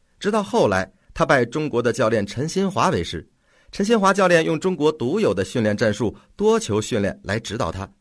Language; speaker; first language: Chinese; native; Chinese